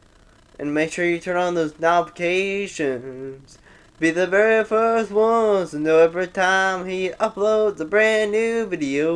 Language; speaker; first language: English; native; English